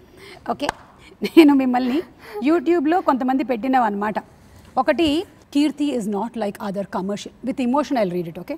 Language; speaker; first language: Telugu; native; Telugu